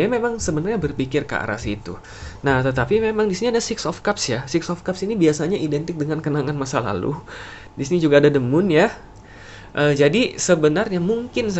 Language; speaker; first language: Indonesian; native; Indonesian